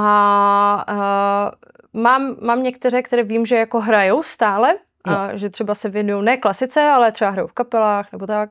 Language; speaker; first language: Czech; native; Czech